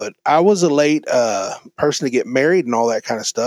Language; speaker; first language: English; native; English